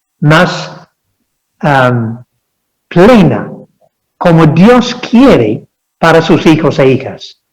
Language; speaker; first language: Spanish; non-native, fluent; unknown